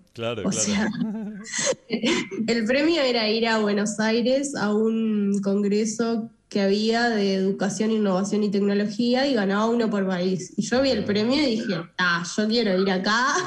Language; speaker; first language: Spanish; native; Spanish